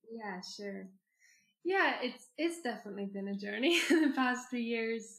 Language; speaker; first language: English; native; English